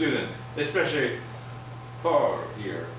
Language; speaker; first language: English; non-native, fluent; Japanese